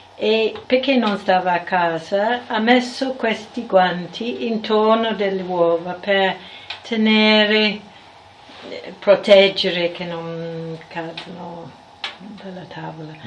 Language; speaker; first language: Italian; non-native, fluent; English